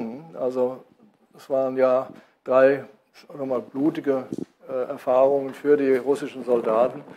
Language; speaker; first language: German; native; German